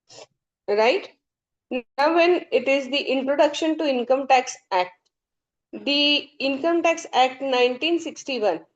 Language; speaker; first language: English; non-native, local second language; Hindi